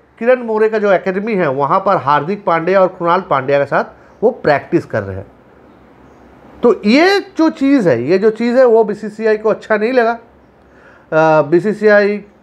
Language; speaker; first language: Hindi; non-native, local second language; Bangla